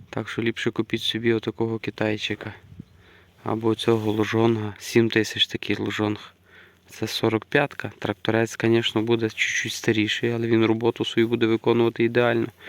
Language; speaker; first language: Ukrainian; native; Ukrainian